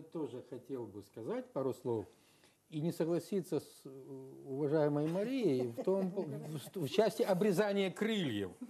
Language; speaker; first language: Russian; native; Russian